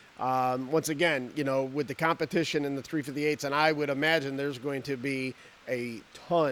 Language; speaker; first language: English; native; English